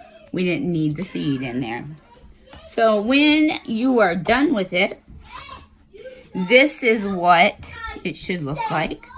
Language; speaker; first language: English; native; English